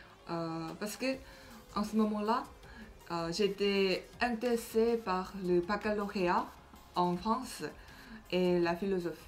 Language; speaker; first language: French; non-native, learner; Korean